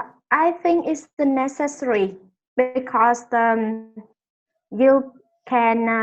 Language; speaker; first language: English; non-native, learner; Vietnamese